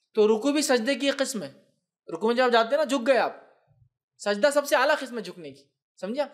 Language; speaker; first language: Urdu; native; Urdu